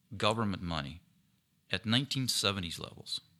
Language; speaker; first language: English; non-native, fluent; Ukrainian